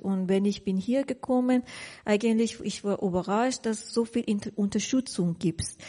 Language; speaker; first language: German; non-native, learner; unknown